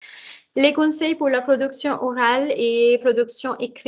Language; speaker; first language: French; non-native, fluent; Hindi